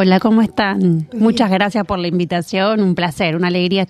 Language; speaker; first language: Spanish; native; Spanish